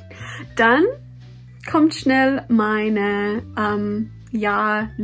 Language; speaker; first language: German; non-native, fluent; English